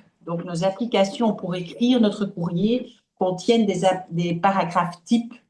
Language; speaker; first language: French; native; French